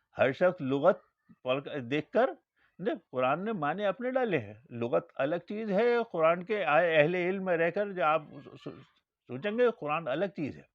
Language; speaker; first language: Urdu; native; Urdu